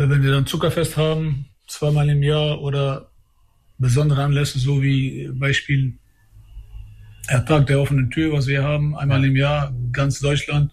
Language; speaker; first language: German; early bilingual, other home language; Albanian